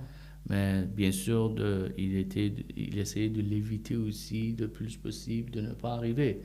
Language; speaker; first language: French; non-native, fluent; Persian